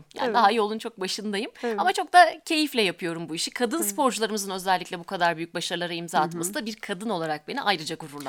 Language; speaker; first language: Turkish; native; Turkish